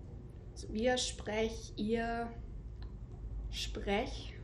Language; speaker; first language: German; non-native, fluent; English